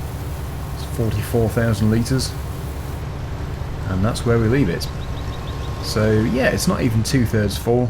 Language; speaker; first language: English; native; English